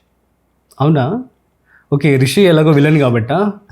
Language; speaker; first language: Telugu; native; Telugu